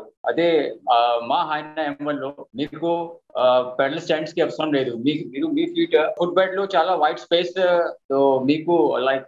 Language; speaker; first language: Telugu; non-native, local second language; Hindi